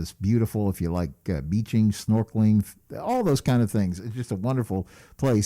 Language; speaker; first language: English; native; English